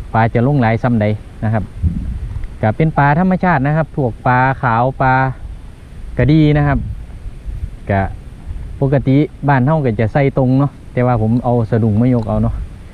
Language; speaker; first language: Thai; native; Thai